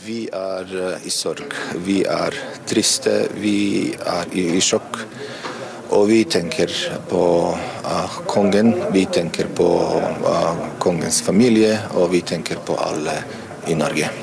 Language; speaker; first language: Norwegian; non-native, fluent; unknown